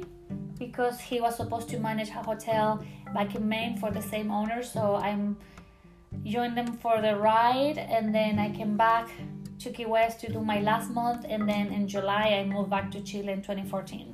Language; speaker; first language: English; non-native, fluent; Spanish